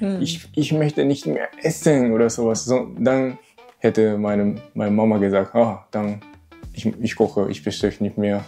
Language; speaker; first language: German; non-native, learner; Japanese